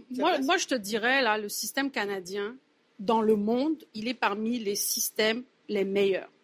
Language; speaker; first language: French; native; French